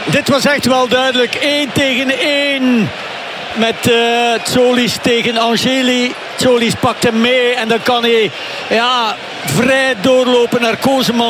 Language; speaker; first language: Dutch; native; Dutch